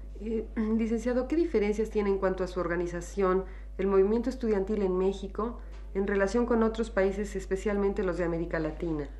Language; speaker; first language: Spanish; native; Spanish